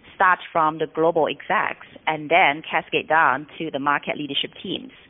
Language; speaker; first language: English; non-native, fluent; Chinese